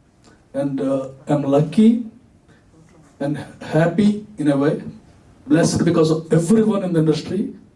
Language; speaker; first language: Telugu; native; Telugu